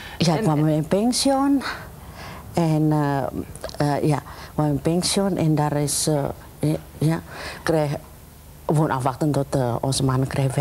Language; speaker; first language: Dutch; non-native, learner; Indonesian